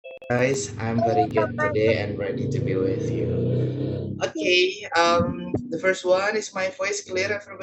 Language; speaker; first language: English; non-native, fluent; Indonesian